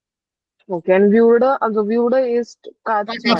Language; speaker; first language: German; non-native, fluent; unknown